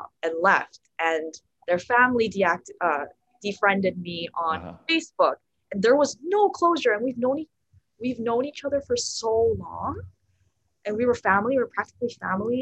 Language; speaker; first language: English; native; English